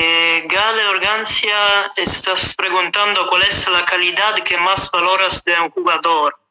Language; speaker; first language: Spanish; non-native, fluent; Italian